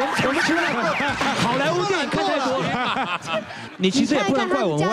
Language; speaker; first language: Chinese; native; Chinese